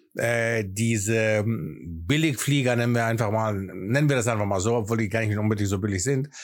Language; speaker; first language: German; early bilingual, other home language; Greek